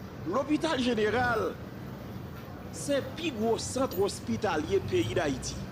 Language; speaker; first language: French; non-native, local second language; Haitian Creole